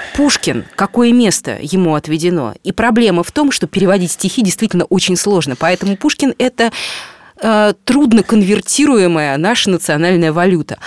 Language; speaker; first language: Russian; native; Russian